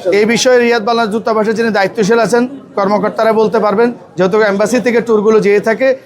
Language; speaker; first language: Bangla; native; Bangla